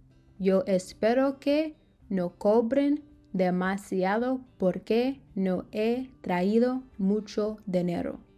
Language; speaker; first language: Spanish; non-native, learner; English